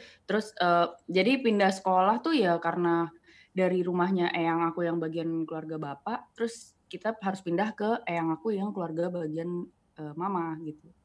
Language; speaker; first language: Indonesian; native; Indonesian